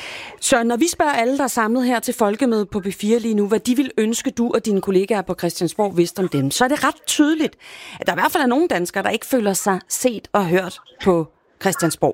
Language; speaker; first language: Danish; native; Danish